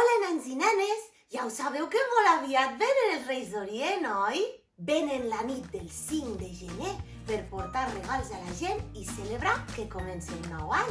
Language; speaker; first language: Catalan; native; Catalan